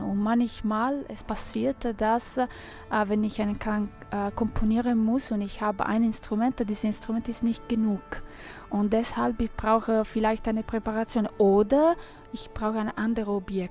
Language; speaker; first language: German; non-native, fluent; Italian